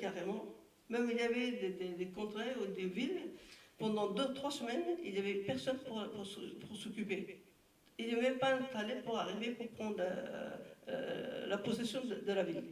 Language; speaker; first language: French; non-native, fluent; Persian